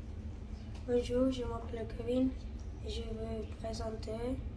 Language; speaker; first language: French; non-native, learner; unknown